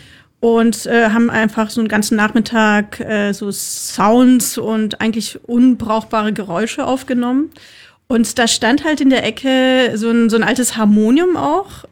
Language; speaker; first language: German; native; German